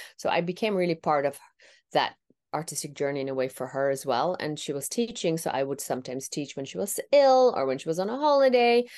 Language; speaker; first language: English; non-native, fluent; Tamil